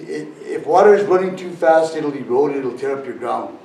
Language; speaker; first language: English; native; English